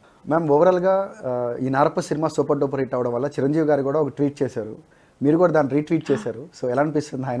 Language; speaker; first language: Telugu; native; Telugu